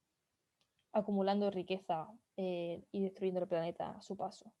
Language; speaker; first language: Spanish; native; Spanish